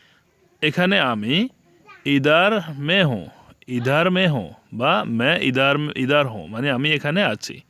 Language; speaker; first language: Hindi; non-native, learner; Bangla